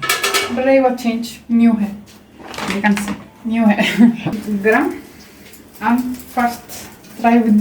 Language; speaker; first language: English; non-native, learner; Spanish